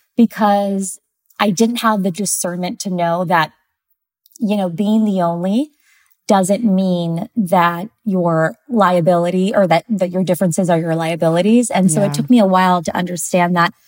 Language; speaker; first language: English; early bilingual, other home language; Spanish